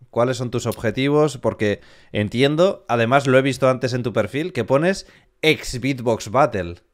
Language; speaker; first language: Spanish; native; Spanish